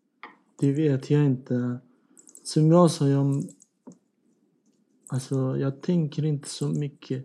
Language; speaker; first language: Swedish; non-native, learner; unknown